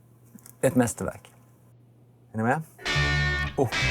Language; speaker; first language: Swedish; native; Swedish